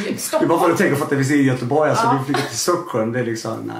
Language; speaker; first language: Swedish; native; Swedish